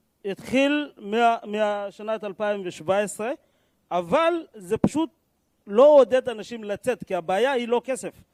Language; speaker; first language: Hebrew; non-native, fluent; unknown